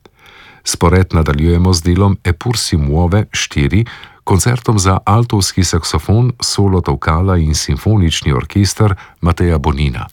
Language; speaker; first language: Slovenian; native; Slovenian